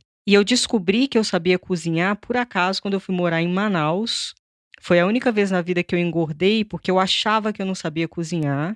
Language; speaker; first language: Portuguese; native; Portuguese